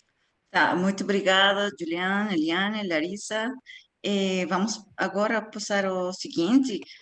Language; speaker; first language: Portuguese; non-native, learner; Spanish